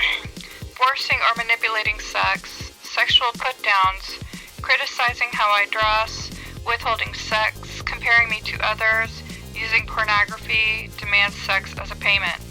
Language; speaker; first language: English; native; English